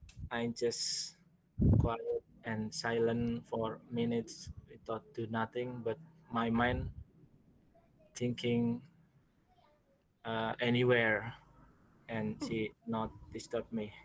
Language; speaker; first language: English; non-native, learner; Indonesian